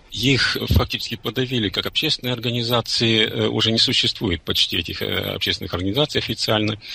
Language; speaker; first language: Russian; non-native, local second language; German